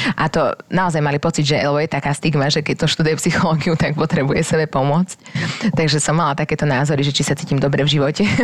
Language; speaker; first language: Slovak; native; Slovak